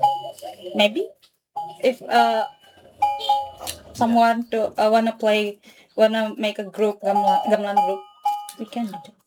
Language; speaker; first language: English; non-native, learner; Indonesian